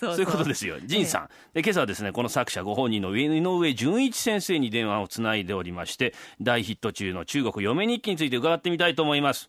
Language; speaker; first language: Japanese; native; Japanese